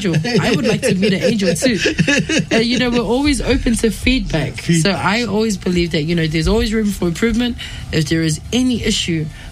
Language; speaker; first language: English; native; English